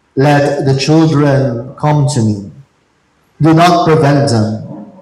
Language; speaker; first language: English; non-native, local second language; Filipino